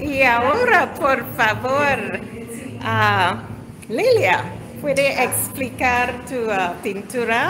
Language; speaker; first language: Spanish; non-native, learner; English